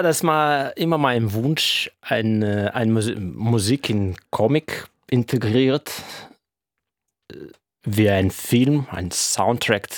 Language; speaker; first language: German; non-native, fluent; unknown